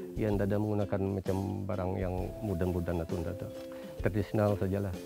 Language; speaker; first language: Malay; native; Malay